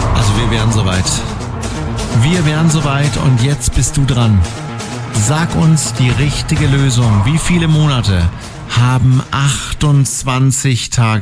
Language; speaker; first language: German; native; German